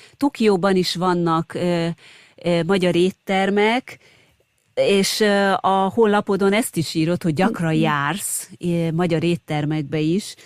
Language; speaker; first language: Hungarian; native; Hungarian